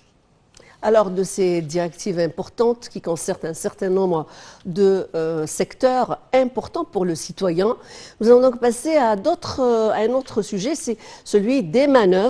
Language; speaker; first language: French; non-native, fluent; Arabic